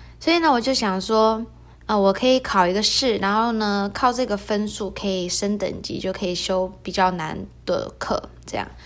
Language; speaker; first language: Chinese; early bilingual, heritage; Chinese